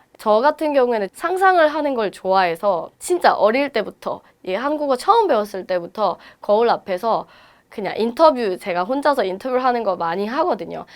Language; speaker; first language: Korean; non-native, fluent; Burmese